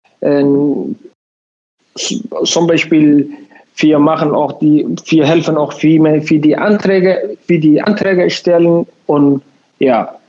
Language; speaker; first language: German; non-native, learner; Somali